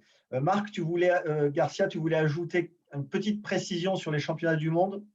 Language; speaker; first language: French; native; French